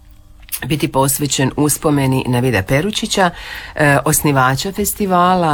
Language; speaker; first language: Serbian; native; Serbian